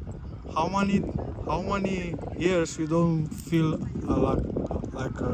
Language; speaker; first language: English; non-native, learner; Romanian